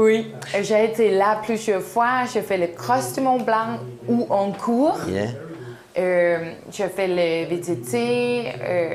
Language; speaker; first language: French; non-native, learner; Danish